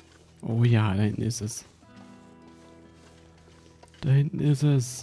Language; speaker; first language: German; native; German